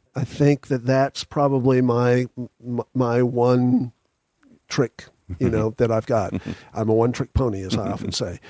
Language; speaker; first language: English; native; English